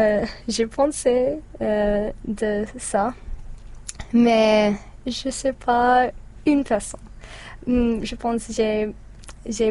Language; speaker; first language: French; non-native, learner; English